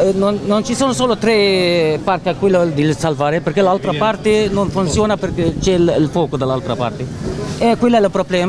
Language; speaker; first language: Italian; non-native, learner; Greek